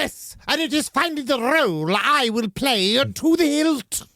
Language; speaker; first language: English; native; English